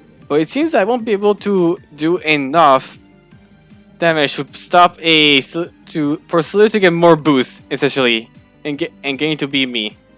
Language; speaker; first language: English; non-native, fluent; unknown